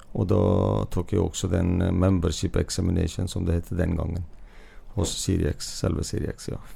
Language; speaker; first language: Norwegian; non-native, fluent; Hindi